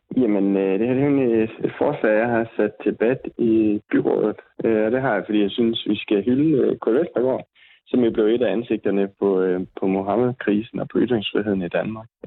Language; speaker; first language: Danish; native; Danish